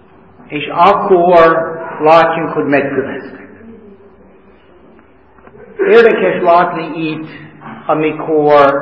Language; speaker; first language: Hungarian; non-native, fluent; English